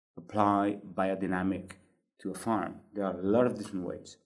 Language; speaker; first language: English; non-native, fluent; French